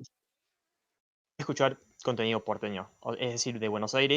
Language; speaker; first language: Spanish; non-native, fluent; English